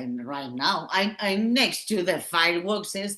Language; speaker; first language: English; non-native, learner; Catalan